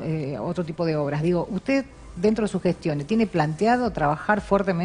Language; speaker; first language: Spanish; native; Spanish